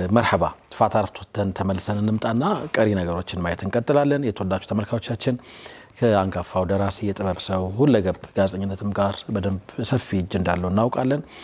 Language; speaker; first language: Amharic; native; Amharic